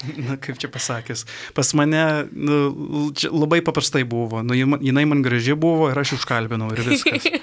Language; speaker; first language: Lithuanian; early bilingual, heritage; Lithuanian